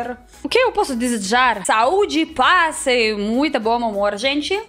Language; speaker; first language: Portuguese; non-native, learner; Russian